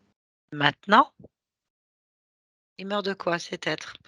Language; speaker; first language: French; native; French